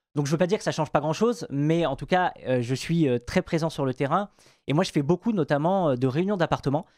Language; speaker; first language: French; native; French